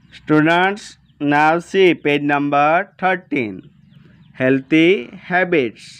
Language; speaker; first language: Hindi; non-native, local second language; Gujarati